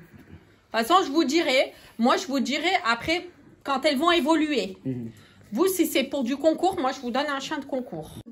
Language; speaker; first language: French; native; French